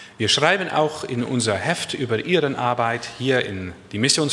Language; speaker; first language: German; non-native, learner; Dutch